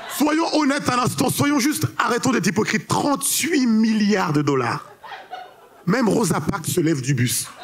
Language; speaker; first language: French; early bilingual, other home language; Haitian Creole